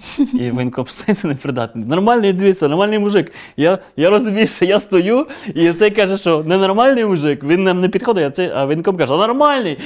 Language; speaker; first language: Ukrainian; native; Ukrainian